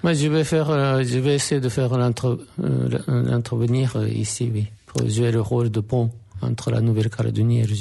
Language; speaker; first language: French; non-native, fluent; Japanese